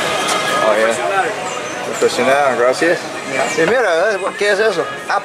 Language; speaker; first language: Spanish; non-native, learner; English